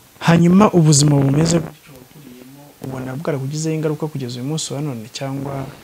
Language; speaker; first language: Kinyarwanda; native; Kinyarwanda